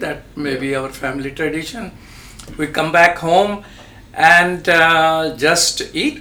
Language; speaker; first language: English; non-native, local second language; Urdu